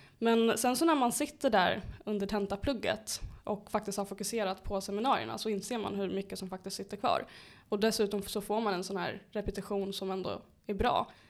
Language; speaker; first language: Swedish; native; Swedish